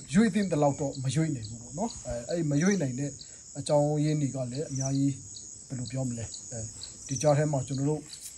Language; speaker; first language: Burmese; non-native, local second language; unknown